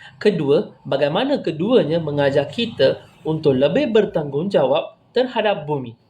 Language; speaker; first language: Malay; non-native, local second language; Tamil